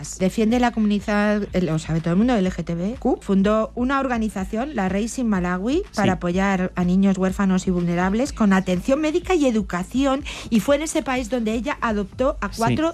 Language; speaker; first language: Spanish; native; Spanish